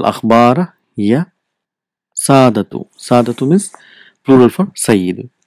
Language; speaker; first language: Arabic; non-native, fluent; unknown